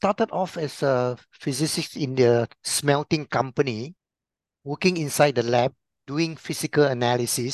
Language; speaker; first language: English; non-native, local second language; Min Nan Chinese